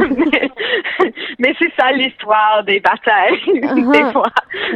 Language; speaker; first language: French; non-native, local second language; English